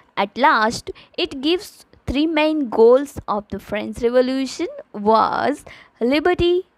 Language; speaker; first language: English; non-native, local second language; Gujarati